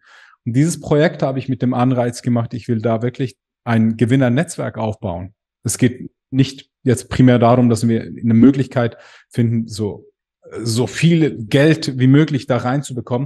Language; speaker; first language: German; native; German